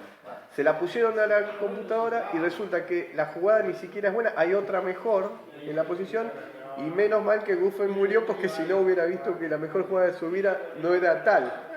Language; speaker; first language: Spanish; native; Spanish